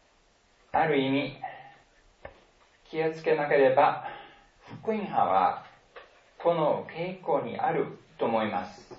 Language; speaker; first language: Japanese; non-native, fluent; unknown